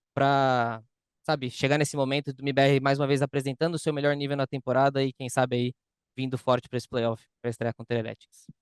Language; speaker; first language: Portuguese; native; Portuguese